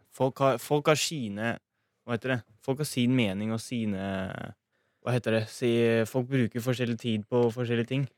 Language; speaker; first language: Norwegian; early bilingual, other home language; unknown